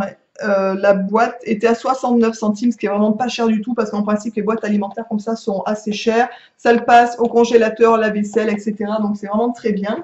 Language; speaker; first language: French; native; French